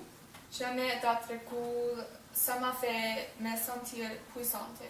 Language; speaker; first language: French; non-native, learner; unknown